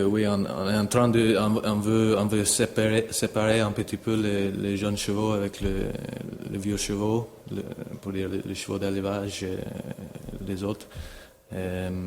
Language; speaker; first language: French; non-native, fluent; English